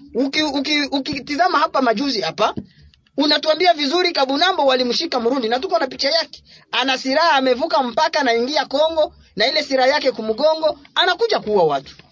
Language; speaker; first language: Swahili; native; Swahili